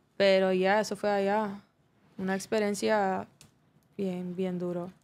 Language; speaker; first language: Spanish; early bilingual, heritage; Spanish